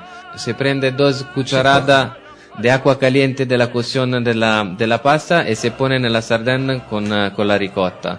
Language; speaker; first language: Spanish; non-native, learner; Italian